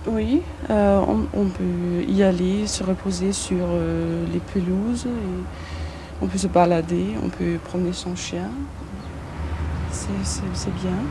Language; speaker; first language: French; non-native, fluent; Danish